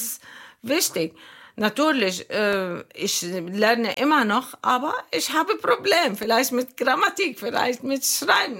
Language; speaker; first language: German; non-native, learner; Arabic